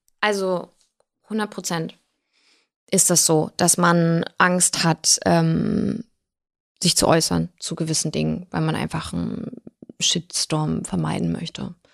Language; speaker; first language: German; early bilingual, other home language; Russian